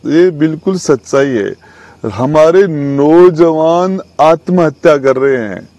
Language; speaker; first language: Hindi; native; Hindi